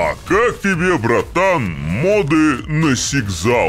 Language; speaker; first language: Russian; native; Russian